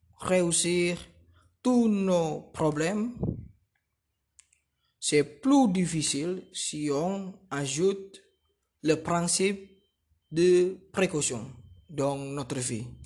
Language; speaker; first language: French; non-native, learner; Indonesian